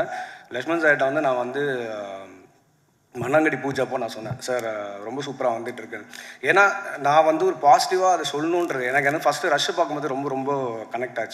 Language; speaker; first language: Tamil; native; Tamil